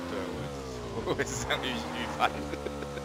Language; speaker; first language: Chinese; native; Chinese